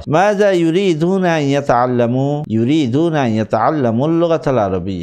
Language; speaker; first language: Arabic; non-native, fluent; Bangla